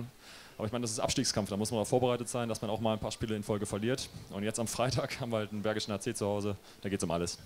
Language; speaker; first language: German; native; German